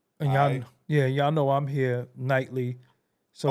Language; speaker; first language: English; native; English